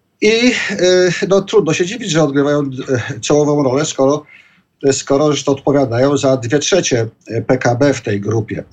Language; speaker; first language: Polish; native; Polish